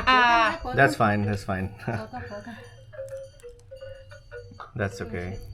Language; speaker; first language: English; non-native, local second language; Urdu